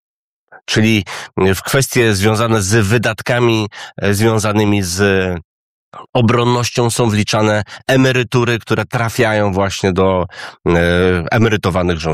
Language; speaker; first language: Polish; native; Polish